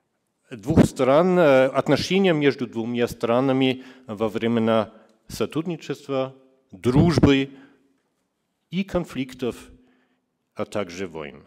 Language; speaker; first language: Russian; non-native, fluent; German